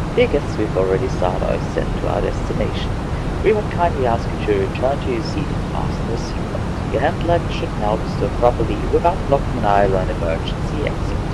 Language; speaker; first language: English; non-native, fluent; German